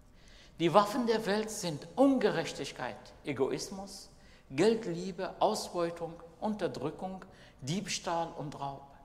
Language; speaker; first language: German; non-native, fluent; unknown